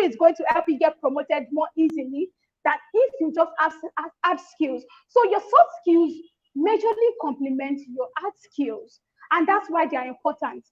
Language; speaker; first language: English; non-native, local second language; Yoruba